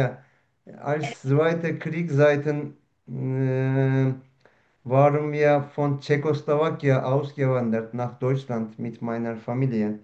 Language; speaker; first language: German; non-native, learner; Turkish